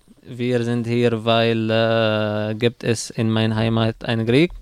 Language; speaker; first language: German; non-native, learner; Arabic